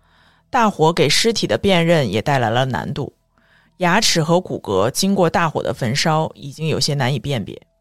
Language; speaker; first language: Chinese; native; Chinese